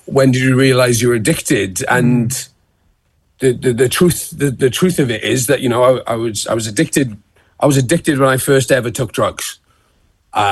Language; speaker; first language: English; native; English